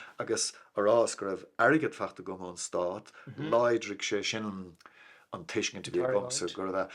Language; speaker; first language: Irish; non-native, local second language; English